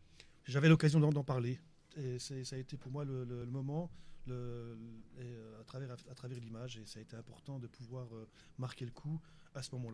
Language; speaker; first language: French; native; French